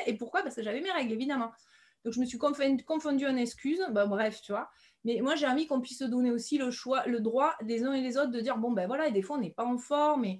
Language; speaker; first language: French; native; French